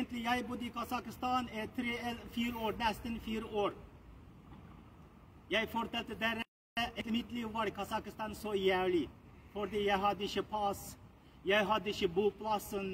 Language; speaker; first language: Norwegian; non-native, learner; Uyghur